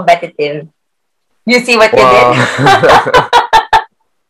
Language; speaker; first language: English; non-native, local second language; Filipino